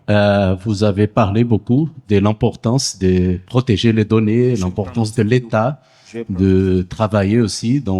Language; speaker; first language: French; non-native, fluent; Portuguese